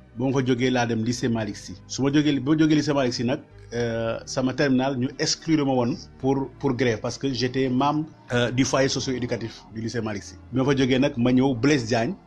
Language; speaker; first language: Wolof; non-native, local second language; Serer